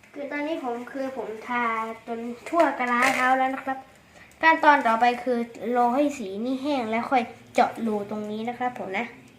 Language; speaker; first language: Thai; native; Thai